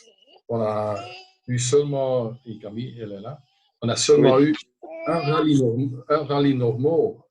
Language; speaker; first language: French; non-native, local second language; Dutch